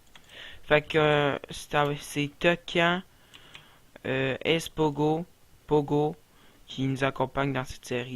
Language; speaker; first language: French; native; French